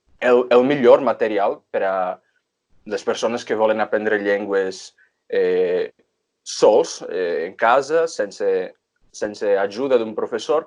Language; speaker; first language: Catalan; non-native, fluent; Portuguese